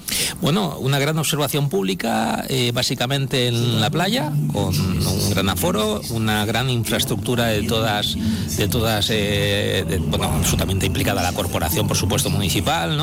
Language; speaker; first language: Spanish; native; Spanish